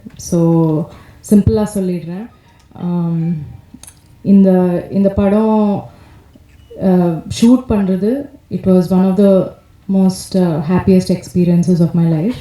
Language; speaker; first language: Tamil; non-native, local second language; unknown